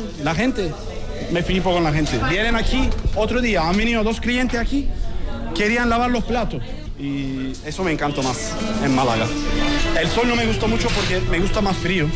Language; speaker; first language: Spanish; non-native, learner; Turkish